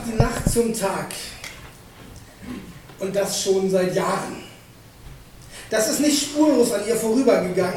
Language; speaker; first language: German; native; German